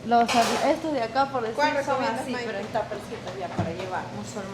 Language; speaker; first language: Spanish; native; Spanish